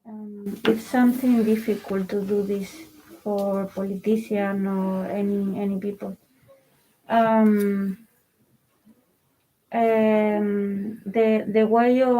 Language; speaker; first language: English; non-native, learner; Spanish